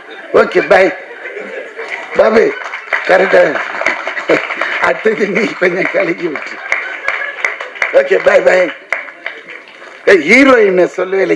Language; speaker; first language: Tamil; native; Tamil